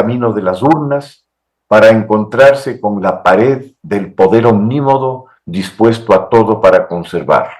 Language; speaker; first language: Spanish; native; Spanish